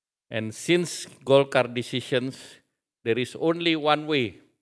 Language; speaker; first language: English; non-native, fluent; Indonesian